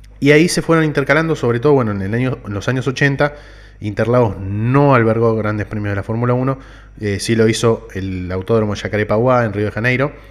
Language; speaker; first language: Spanish; native; Spanish